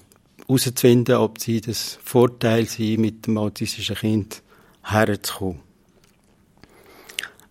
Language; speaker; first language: German; non-native, fluent; Kurdish